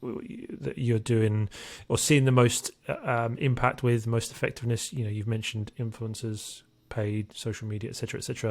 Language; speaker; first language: English; native; English